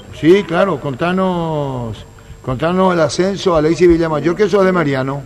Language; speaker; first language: Spanish; native; Spanish